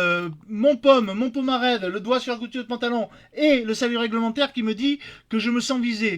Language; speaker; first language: French; native; French